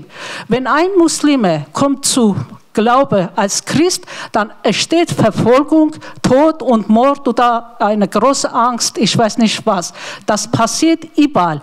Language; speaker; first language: German; non-native, learner; Armenian